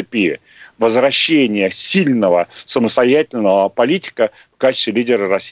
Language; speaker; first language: Russian; native; Russian